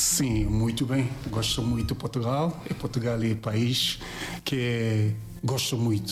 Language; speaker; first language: Portuguese; non-native, learner; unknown